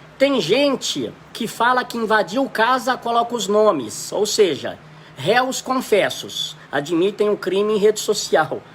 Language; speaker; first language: Portuguese; native; Portuguese